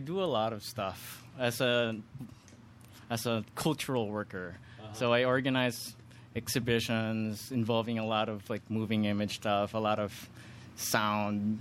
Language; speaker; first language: English; non-native, local second language; Filipino